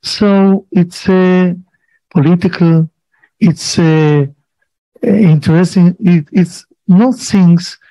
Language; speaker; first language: English; non-native, learner; Hebrew